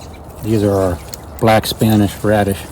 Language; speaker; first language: English; native; English